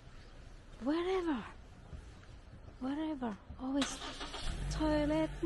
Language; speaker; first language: English; non-native, learner; Indonesian